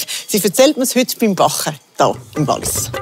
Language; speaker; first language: German; native; German